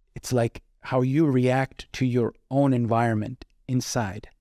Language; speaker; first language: English; non-native, local second language; Urdu